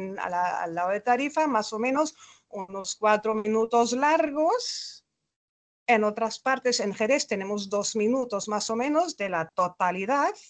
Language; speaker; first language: Spanish; non-native, fluent; German